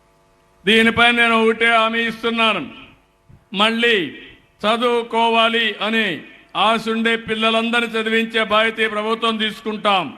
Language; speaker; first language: Telugu; native; Telugu